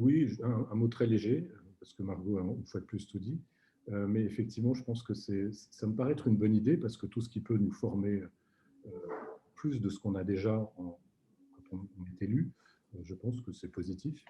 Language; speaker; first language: French; native; French